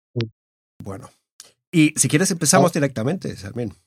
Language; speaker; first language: Spanish; early bilingual, heritage; Spanish